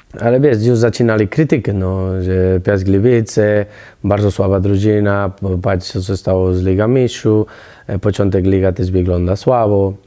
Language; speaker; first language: Polish; non-native, learner; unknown